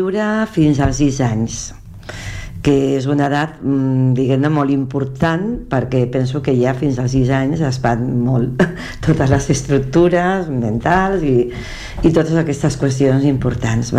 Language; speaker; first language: Catalan; native; Catalan